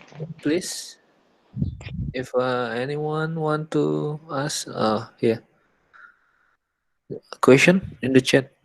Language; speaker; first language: English; non-native, learner; Indonesian